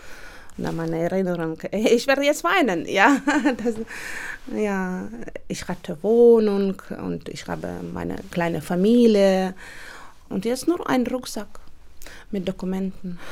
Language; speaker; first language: German; non-native, learner; Russian